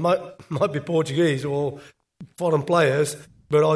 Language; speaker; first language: English; native; English